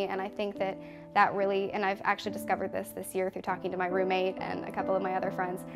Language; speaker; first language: English; native; English